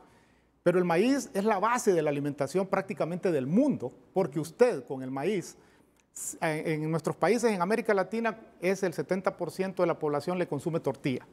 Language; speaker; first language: Spanish; native; Spanish